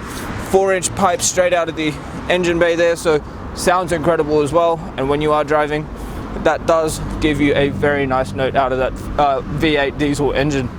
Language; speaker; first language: English; native; English